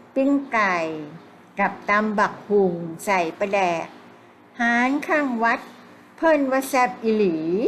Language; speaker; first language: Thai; native; Thai